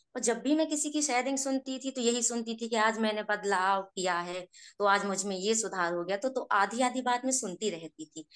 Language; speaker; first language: Hindi; native; Hindi